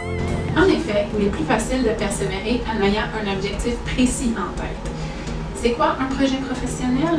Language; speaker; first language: French; native; French